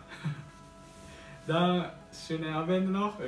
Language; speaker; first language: German; non-native, learner; Japanese